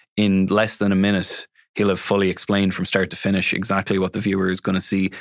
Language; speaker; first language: English; native; English